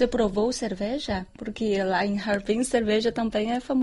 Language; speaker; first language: Portuguese; non-native, fluent; Chinese